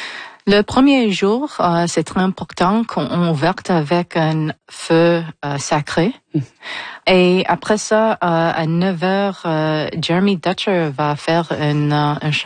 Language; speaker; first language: French; non-native, fluent; English